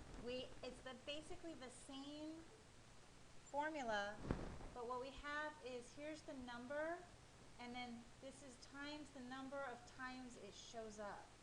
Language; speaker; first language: English; native; English